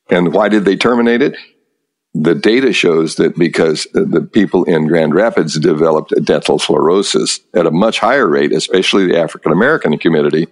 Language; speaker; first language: English; native; English